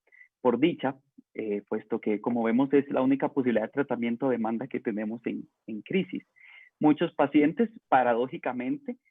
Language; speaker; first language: Spanish; native; Spanish